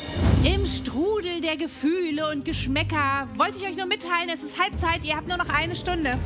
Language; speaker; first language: German; native; German